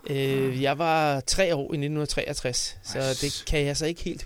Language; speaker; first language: Danish; native; Danish